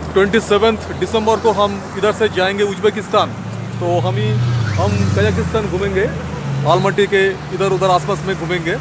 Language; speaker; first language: Hindi; non-native, local second language; Bangla